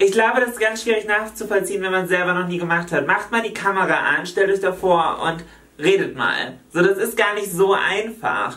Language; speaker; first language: German; native; German